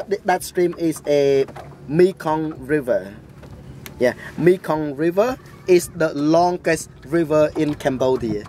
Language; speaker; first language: English; non-native, fluent; Khmer